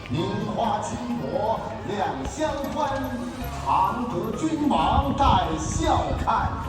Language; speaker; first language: Chinese; native; Chinese